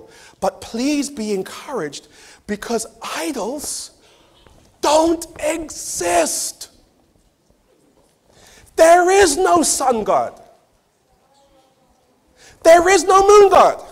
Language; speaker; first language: English; native; English